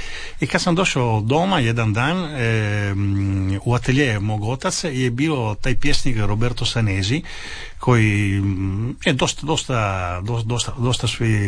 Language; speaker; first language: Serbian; non-native, fluent; Italian